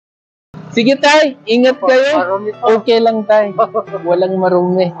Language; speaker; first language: Filipino; non-native, learner; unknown